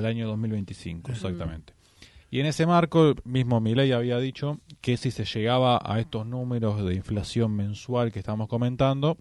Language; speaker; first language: Spanish; native; Spanish